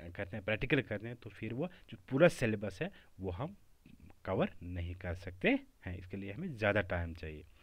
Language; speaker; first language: Hindi; non-native, local second language; Kashmiri